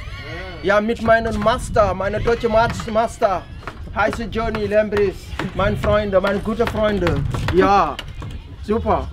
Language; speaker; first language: German; non-native, learner; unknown